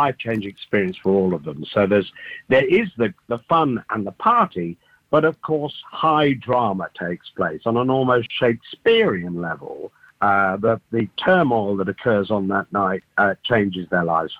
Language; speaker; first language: English; native; English